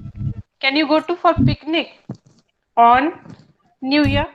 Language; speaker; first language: English; non-native, learner; Hindi